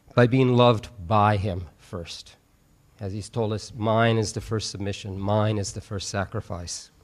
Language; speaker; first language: English; native; English